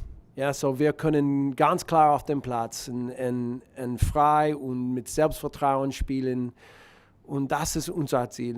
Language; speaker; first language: German; non-native, learner; English